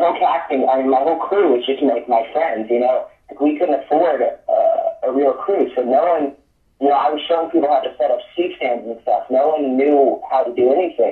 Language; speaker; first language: English; native; English